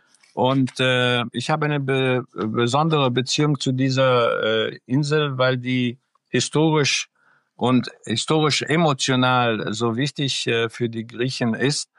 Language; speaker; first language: German; early bilingual, other home language; Greek